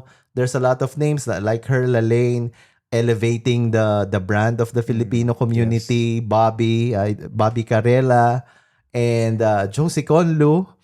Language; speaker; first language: English; non-native, local second language; Filipino